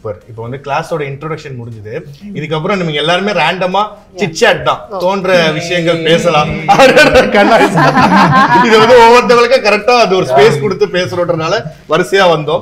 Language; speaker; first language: Tamil; native; Tamil